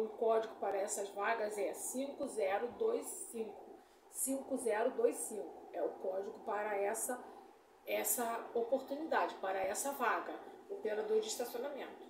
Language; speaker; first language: Portuguese; native; Portuguese